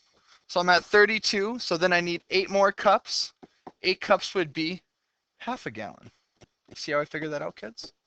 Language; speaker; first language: English; native; English